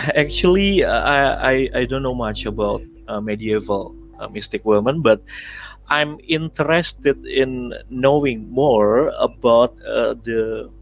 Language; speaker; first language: English; non-native, learner; Indonesian